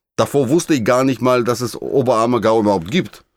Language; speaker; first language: German; non-native, fluent; Russian